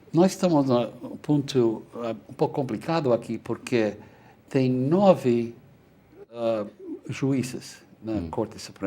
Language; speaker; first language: Portuguese; non-native, fluent; Spanish